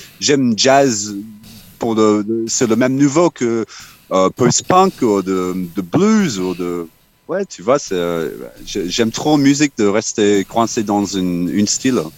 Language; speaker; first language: French; non-native, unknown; English